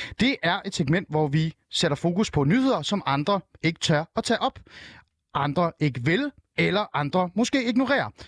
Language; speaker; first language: Danish; early bilingual, other home language; Persian